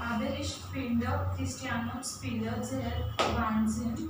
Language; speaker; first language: German; non-native, learner; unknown